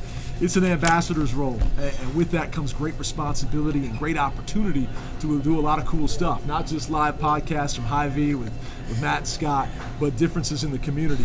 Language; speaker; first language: English; native; English